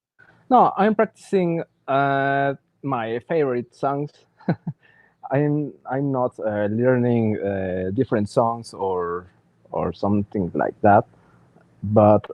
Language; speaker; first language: English; non-native, learner; Spanish